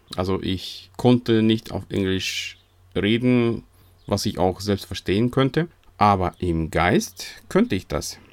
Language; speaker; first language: German; non-native, fluent; Russian